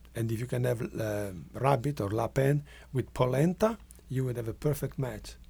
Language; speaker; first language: English; non-native, fluent; Italian